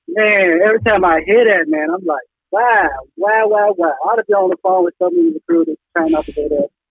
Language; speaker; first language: English; native; English